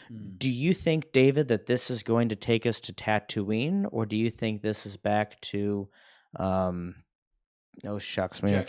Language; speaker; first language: English; native; English